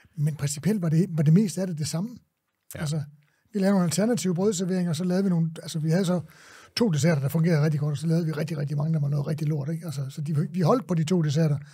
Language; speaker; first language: Danish; native; Danish